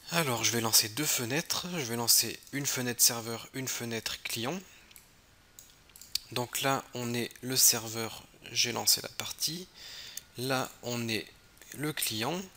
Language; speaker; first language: French; native; French